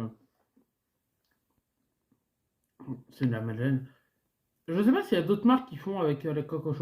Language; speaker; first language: French; native; French